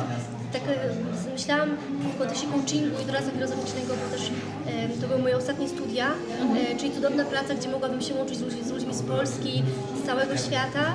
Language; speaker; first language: Polish; native; Polish